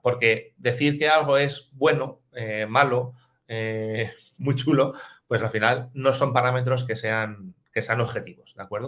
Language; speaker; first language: Spanish; native; Spanish